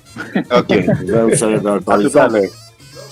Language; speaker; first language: French; non-native, local second language; Wolof